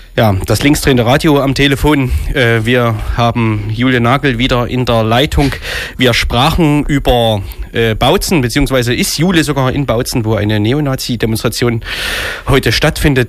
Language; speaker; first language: German; native; German